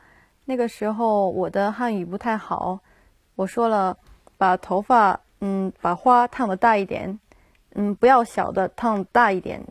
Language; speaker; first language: Chinese; non-native, learner; Japanese